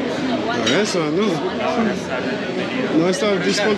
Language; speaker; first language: Spanish; non-native, learner; English